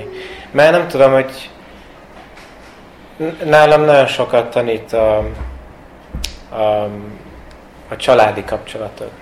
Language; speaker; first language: Hungarian; early bilingual, heritage; Hungarian